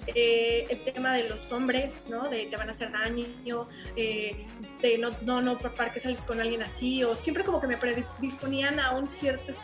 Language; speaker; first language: Spanish; native; Spanish